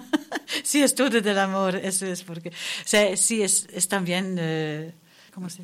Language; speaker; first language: Spanish; non-native, learner; Dutch